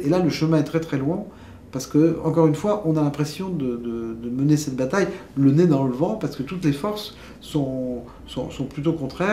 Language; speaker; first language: French; native; French